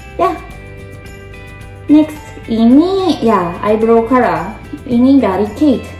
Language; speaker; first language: Indonesian; non-native, learner; Japanese